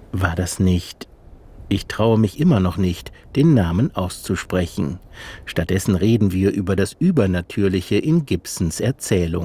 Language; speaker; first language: German; native; German